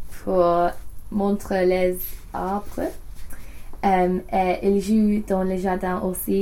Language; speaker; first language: French; non-native, learner; English